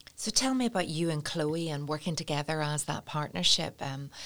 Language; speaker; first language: English; native; English